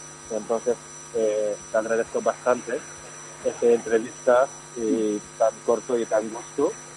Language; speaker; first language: Spanish; non-native, fluent; Wolof